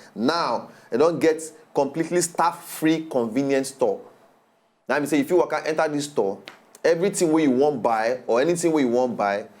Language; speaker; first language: Nigerian Pidgin; native; Nigerian Pidgin